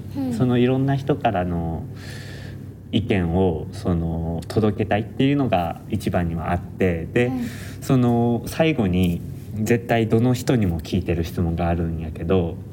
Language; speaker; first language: Japanese; native; Japanese